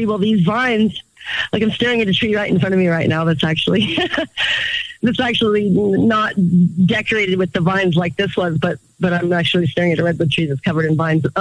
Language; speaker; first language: English; native; English